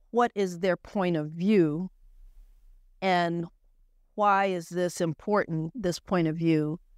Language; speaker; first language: English; native; English